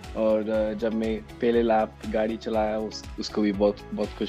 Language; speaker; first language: Hindi; non-native, local second language; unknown